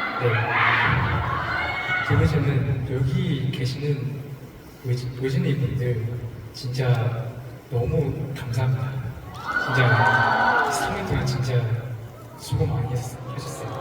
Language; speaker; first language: Korean; non-native, learner; Chinese